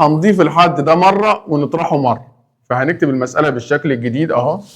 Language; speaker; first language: Arabic; native; Arabic